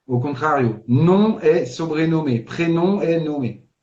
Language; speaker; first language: Portuguese; non-native, fluent; French